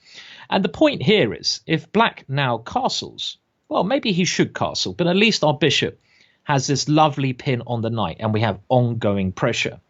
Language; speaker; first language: English; native; English